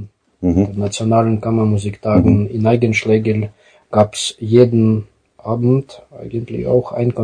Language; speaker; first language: German; non-native, fluent; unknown